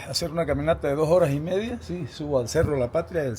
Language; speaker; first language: Spanish; native; Spanish